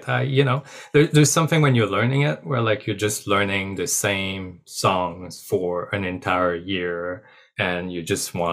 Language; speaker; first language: English; non-native, fluent; French